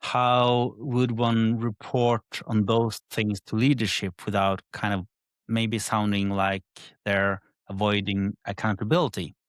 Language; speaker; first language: English; non-native, fluent; Norwegian